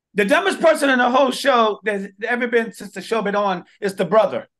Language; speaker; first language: English; native; English